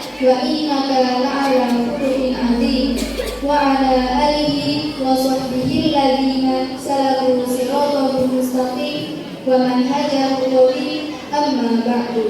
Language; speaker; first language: Arabic; non-native, learner; Indonesian